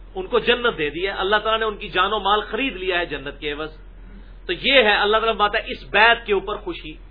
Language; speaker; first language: Urdu; non-native, local second language; Punjabi